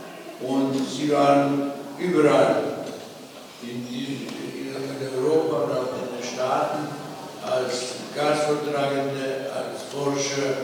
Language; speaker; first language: German; non-native, fluent; Slovenian